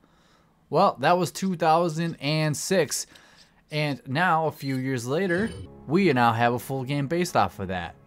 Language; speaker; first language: English; native; English